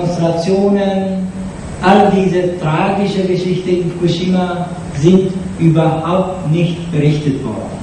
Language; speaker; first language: German; non-native, fluent; Japanese